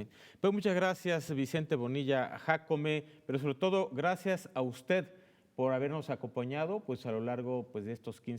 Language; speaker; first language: Spanish; native; Spanish